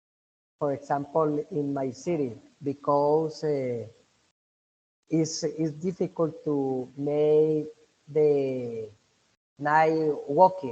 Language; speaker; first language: English; non-native, learner; Spanish